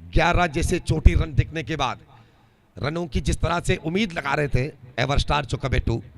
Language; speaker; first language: Hindi; non-native, local second language; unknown